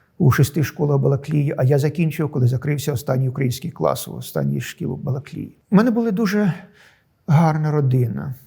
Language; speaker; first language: Ukrainian; native; Ukrainian